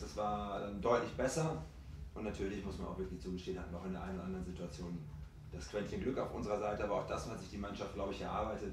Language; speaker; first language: German; native; German